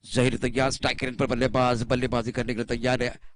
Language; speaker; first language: Hindi; non-native, local second language; Marathi